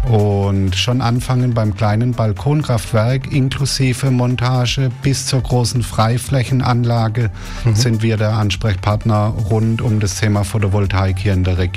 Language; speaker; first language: German; native; German